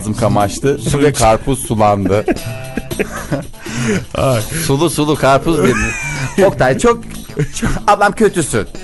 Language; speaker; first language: Turkish; native; Turkish